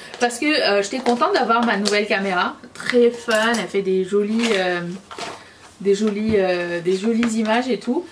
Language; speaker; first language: French; native; French